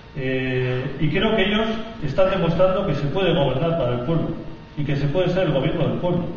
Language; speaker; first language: Spanish; native; Spanish